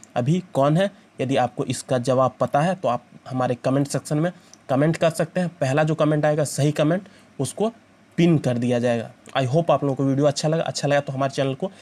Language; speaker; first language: Hindi; native; Hindi